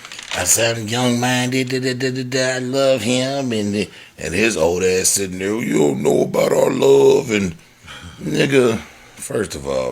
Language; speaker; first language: English; native; English